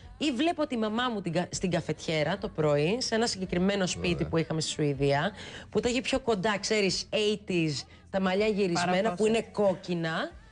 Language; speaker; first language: Greek; early bilingual, heritage; Greek